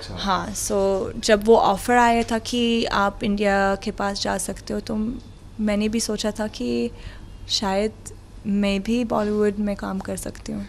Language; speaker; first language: Hindi; non-native, fluent; Arabic